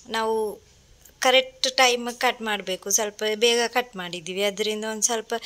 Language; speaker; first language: Kannada; non-native, fluent; Sinhala